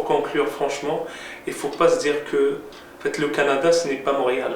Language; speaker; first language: French; non-native, local second language; Arabic